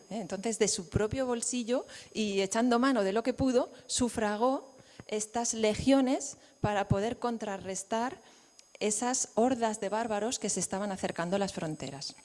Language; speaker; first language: Spanish; native; Spanish